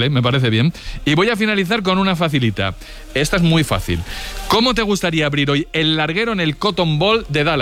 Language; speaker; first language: Spanish; native; Spanish